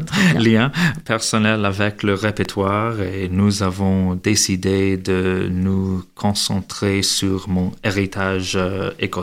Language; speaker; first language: French; non-native, learner; English